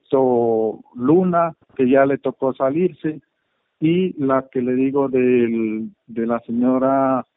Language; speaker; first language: Spanish; native; Spanish